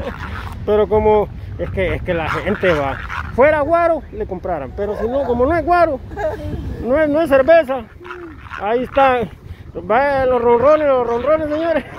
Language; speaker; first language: Spanish; native; Spanish